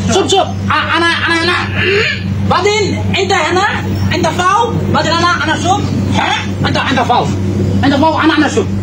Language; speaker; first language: Arabic; non-native, learner; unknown